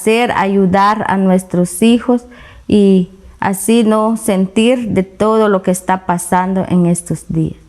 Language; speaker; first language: Spanish; non-native, local second language; Kaqchikel